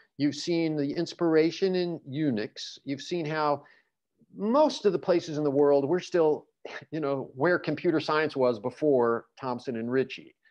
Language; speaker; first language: English; native; English